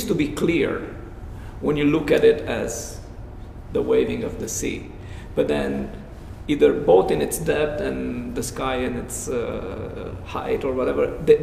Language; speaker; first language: English; non-native, fluent; Romanian